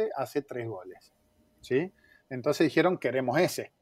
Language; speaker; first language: Spanish; native; Spanish